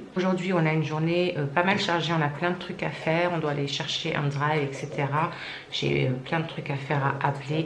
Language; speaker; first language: French; native; French